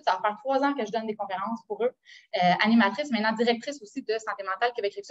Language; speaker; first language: French; native; French